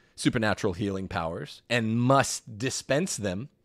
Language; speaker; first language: English; native; English